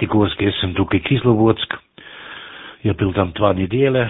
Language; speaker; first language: Russian; non-native, learner; German